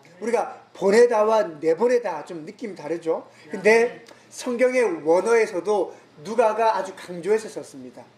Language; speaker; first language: Korean; native; Korean